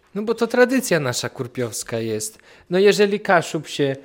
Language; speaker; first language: Polish; native; Polish